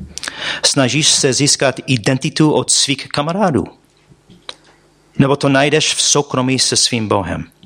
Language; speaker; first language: Czech; non-native, fluent; English